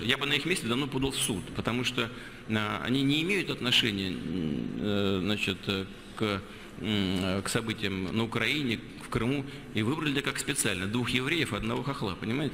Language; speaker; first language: Russian; native; Russian